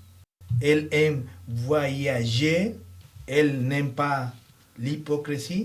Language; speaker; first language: French; non-native, learner; Spanish